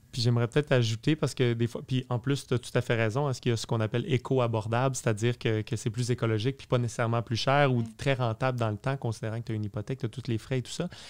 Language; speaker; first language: French; native; French